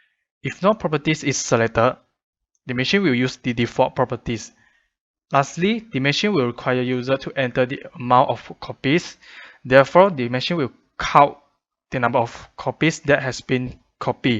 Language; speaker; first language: English; non-native, fluent; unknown